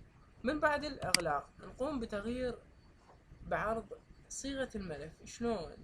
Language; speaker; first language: Arabic; native; Arabic